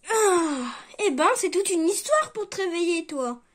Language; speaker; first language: French; native; French